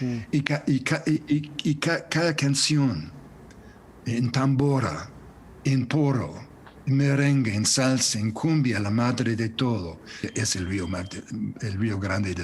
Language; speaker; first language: Spanish; non-native, fluent; English